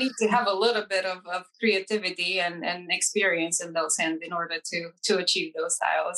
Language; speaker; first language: English; non-native, fluent; Romanian